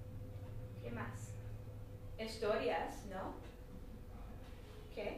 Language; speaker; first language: Spanish; non-native, learner; English